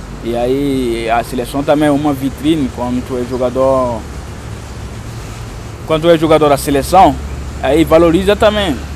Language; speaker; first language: Portuguese; non-native, fluent; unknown